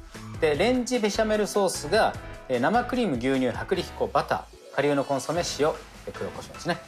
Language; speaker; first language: Japanese; native; Japanese